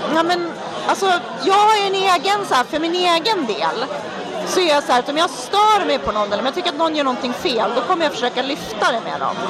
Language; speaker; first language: Swedish; native; Swedish